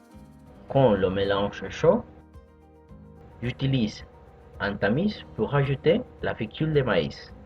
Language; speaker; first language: French; non-native, fluent; Spanish